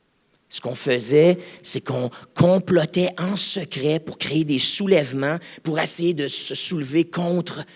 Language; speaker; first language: French; native; French